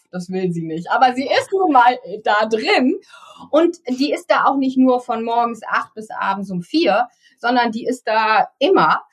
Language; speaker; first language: German; native; German